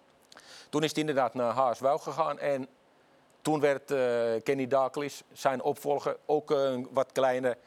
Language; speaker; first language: Dutch; non-native, fluent; Finnish